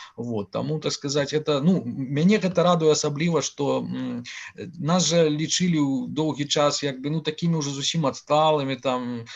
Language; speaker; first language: Belarusian; non-native, local second language; Russian